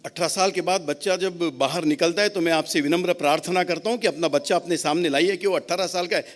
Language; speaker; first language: Hindi; non-native, local second language; Marathi